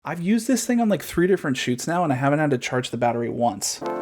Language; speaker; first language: English; native; English